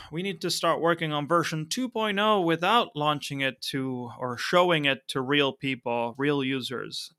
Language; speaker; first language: English; non-native, fluent; Spanish